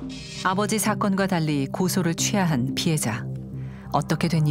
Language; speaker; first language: Korean; native; Korean